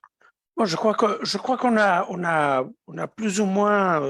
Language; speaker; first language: French; non-native, fluent; Spanish